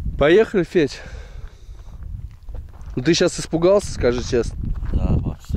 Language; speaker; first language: Russian; native; Russian